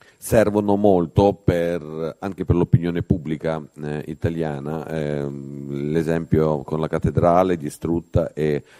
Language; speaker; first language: Italian; non-native, fluent; Ukrainian